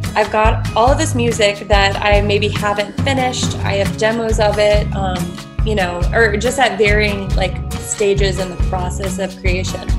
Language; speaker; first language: English; native; English